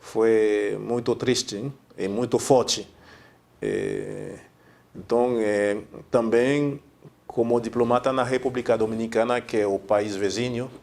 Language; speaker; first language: Portuguese; non-native, fluent; Haitian Creole